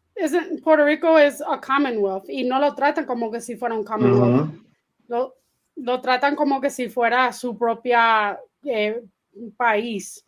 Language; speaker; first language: Spanish; early bilingual, heritage; Spanish